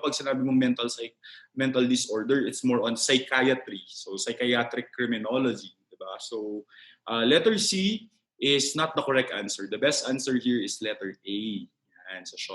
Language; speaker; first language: English; non-native, local second language; Filipino